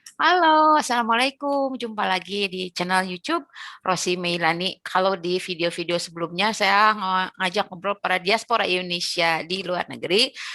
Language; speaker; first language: Indonesian; native; Indonesian